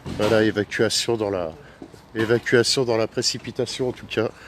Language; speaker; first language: French; native; French